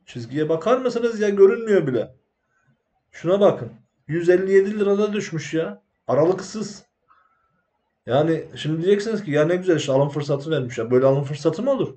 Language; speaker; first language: Turkish; native; Turkish